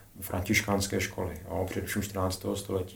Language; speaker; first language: Czech; native; Czech